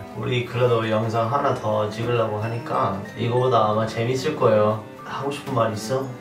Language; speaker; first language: Korean; non-native, fluent; English